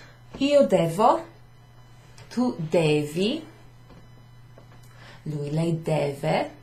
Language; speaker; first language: Italian; non-native, fluent; English